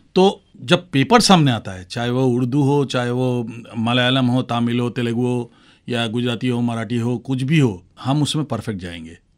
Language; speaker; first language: Hindi; non-native, local second language; Bangla